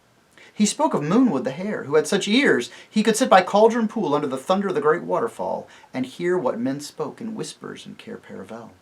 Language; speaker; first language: English; native; English